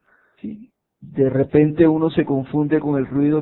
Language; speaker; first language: Spanish; native; Spanish